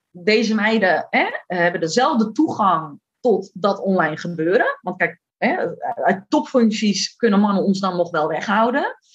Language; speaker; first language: Dutch; early bilingual, other home language; Turkish